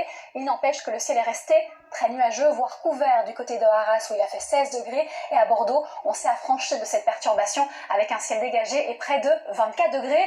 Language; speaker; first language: French; native; French